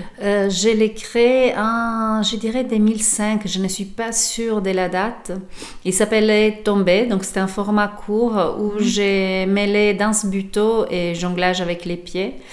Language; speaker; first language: French; non-native, fluent; Italian